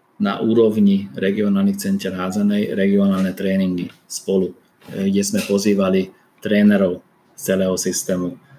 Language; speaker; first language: Slovak; non-native, fluent; Hungarian